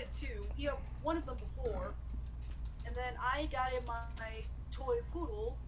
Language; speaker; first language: English; native; English